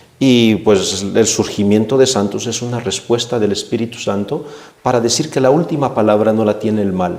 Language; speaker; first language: Spanish; native; Spanish